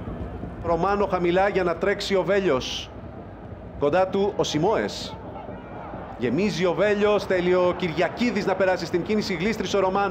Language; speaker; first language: Greek; native; Greek